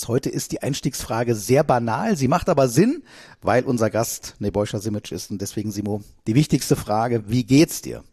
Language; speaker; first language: German; native; German